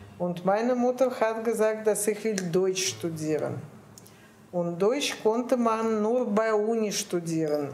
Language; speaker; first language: German; non-native, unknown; Russian